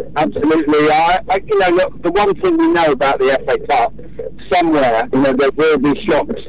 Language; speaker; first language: English; native; English